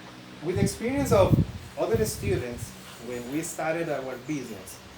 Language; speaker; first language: English; non-native, fluent; Spanish